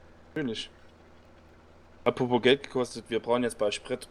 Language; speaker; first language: German; native; German